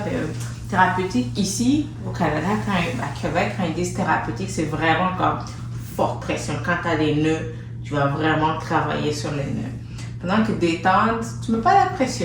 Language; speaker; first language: French; native; French